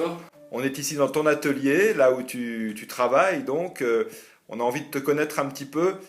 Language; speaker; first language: French; native; French